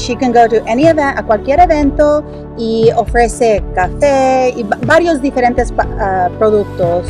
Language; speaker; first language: Spanish; early bilingual, heritage; Spanish